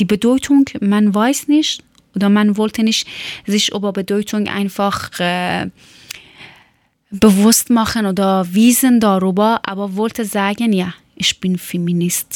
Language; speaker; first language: German; non-native, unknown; Persian